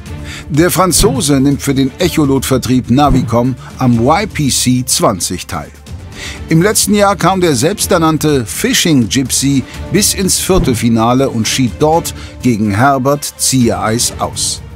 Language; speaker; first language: German; native; German